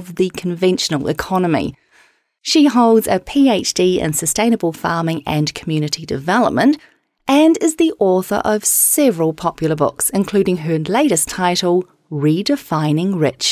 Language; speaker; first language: English; native; English